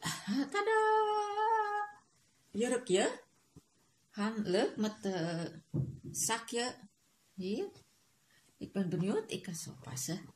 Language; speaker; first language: Dutch; non-native, learner; Indonesian